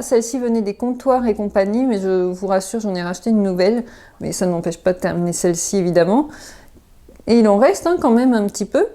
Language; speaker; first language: French; native; French